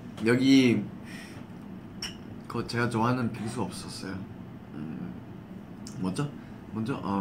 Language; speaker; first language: Korean; non-native, fluent; English